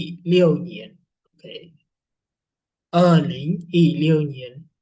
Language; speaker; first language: Chinese; non-native, fluent; Khmer